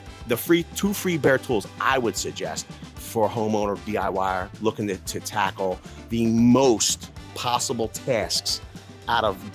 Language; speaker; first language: English; native; English